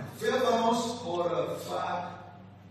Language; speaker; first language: Dutch; non-native, fluent; Indonesian